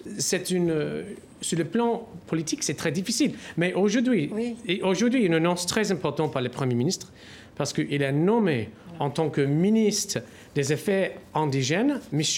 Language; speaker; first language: French; non-native, fluent; English